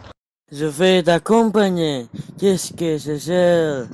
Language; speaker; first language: French; non-native, learner; Indonesian